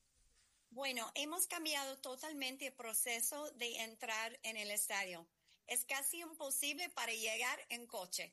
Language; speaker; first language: Spanish; non-native, fluent; English